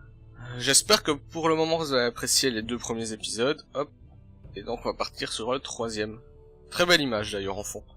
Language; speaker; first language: French; native; French